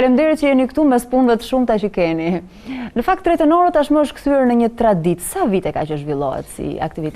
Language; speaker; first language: Albanian; native; Albanian